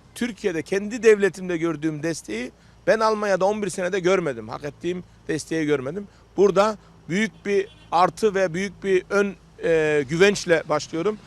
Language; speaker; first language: Turkish; early bilingual, heritage; Turkish